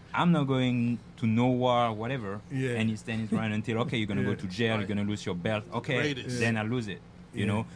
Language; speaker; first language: English; non-native, fluent; French